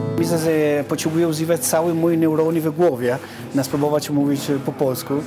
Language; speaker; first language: Polish; non-native, learner; Italian